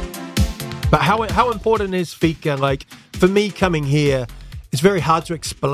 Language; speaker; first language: English; native; English